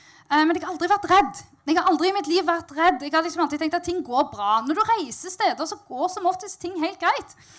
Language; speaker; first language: Norwegian; native; Norwegian